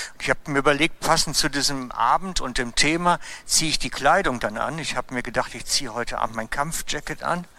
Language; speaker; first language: German; native; German